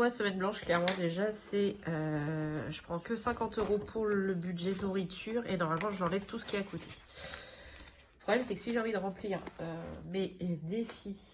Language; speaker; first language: French; native; French